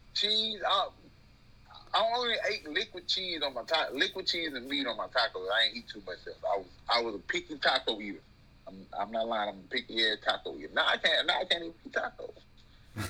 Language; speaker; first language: English; native; English